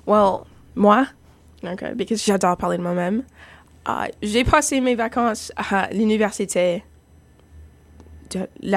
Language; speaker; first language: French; non-native, fluent; English